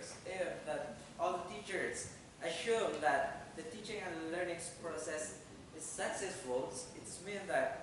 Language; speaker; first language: English; non-native, fluent; Indonesian